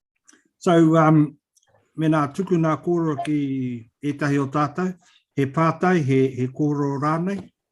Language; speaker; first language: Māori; non-native, local second language; English